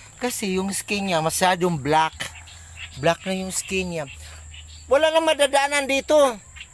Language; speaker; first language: Filipino; non-native, local second language; Cebuano